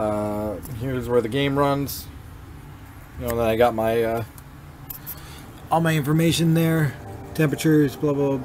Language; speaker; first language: English; native; English